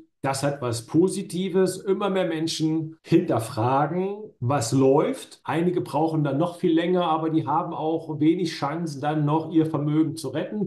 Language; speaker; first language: German; native; German